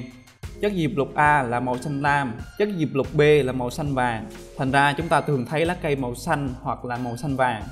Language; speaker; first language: Vietnamese; native; Vietnamese